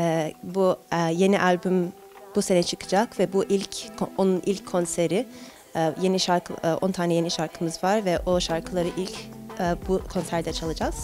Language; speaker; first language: Turkish; early bilingual, heritage; Turkish